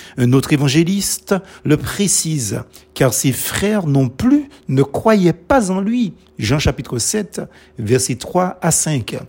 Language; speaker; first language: French; non-native, local second language; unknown